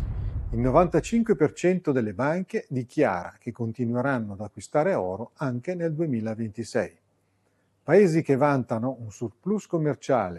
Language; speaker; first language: Italian; native; Italian